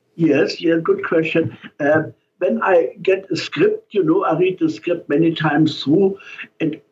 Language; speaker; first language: English; non-native, fluent; German